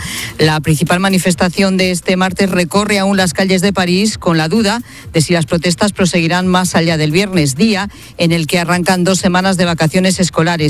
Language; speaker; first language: Spanish; native; Spanish